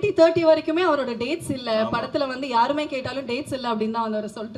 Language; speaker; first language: Tamil; native; Tamil